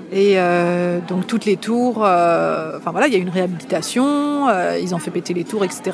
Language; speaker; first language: French; native; French